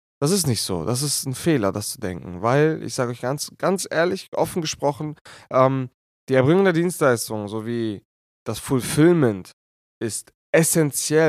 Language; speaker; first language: German; native; German